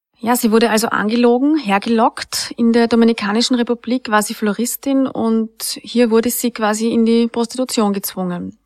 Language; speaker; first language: German; native; German